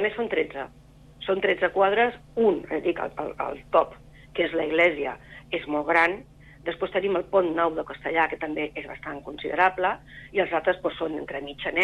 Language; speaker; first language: Catalan; native; Catalan